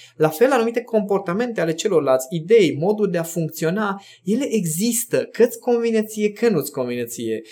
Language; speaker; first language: Romanian; non-native, local second language; Hungarian